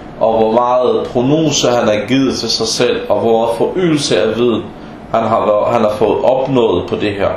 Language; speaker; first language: Danish; early bilingual, other home language; Arabic